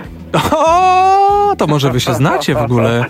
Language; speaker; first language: Polish; native; Polish